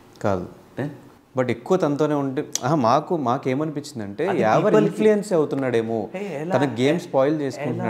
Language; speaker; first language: Telugu; native; Telugu